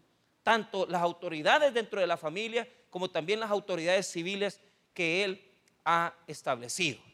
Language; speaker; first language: Spanish; native; Spanish